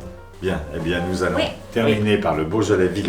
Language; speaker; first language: French; native; French